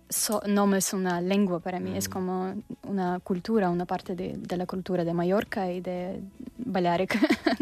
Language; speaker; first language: Catalan; non-native, learner; Russian